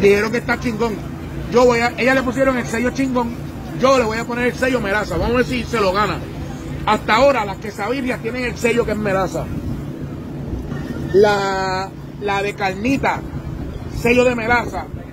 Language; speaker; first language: Spanish; native; Spanish